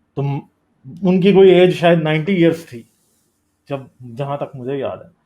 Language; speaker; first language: Urdu; native; Urdu